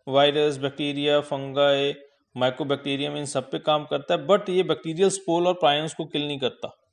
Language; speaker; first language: Hindi; non-native, local second language; Punjabi